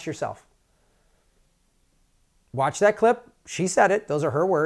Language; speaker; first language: English; native; English